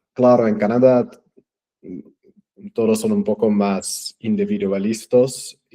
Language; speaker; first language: Spanish; non-native, fluent; English